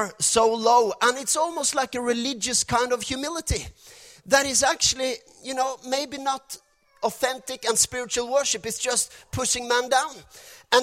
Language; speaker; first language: English; non-native, fluent; Norwegian